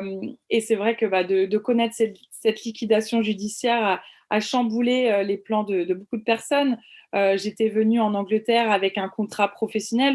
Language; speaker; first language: French; native; French